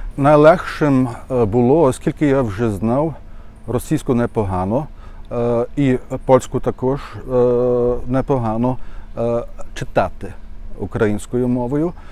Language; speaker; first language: Ukrainian; non-native, fluent; German